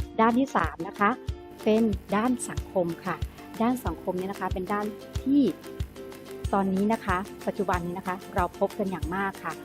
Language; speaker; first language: Thai; native; Thai